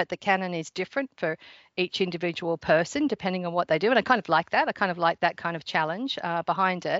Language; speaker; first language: English; native; English